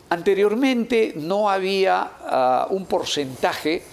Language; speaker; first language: Spanish; native; Spanish